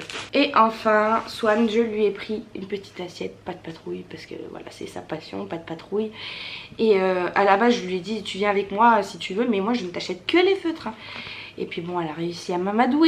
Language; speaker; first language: French; native; French